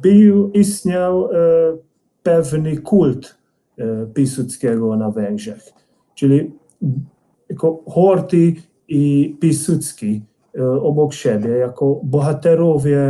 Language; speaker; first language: Polish; non-native, fluent; Hungarian